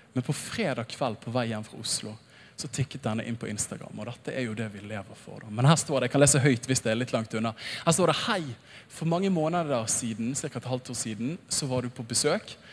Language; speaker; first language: Norwegian; native; Norwegian